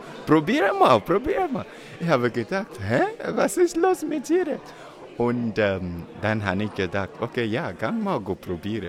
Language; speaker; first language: German; non-native, learner; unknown